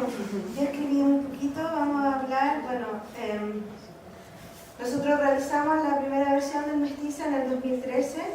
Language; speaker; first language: Spanish; native; Spanish